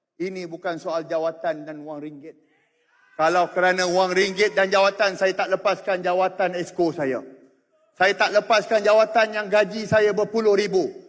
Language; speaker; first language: Malay; native; Malay